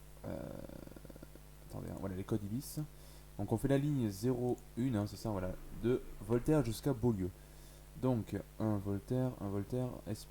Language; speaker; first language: French; native; French